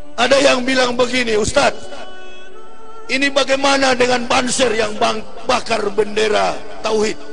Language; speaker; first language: Indonesian; native; Indonesian